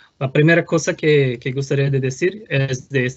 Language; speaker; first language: Spanish; non-native, fluent; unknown